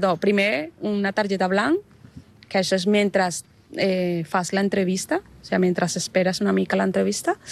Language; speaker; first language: Catalan; non-native, fluent; Spanish